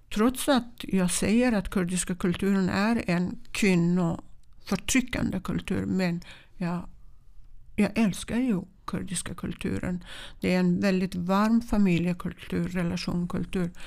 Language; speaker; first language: Swedish; non-native, fluent; Persian